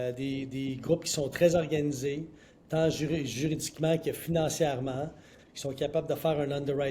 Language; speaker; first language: French; native; French